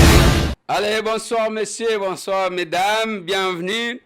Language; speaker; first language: French; non-native, local second language; Lingala